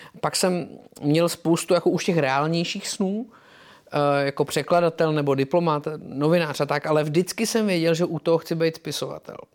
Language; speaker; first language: Czech; native; Czech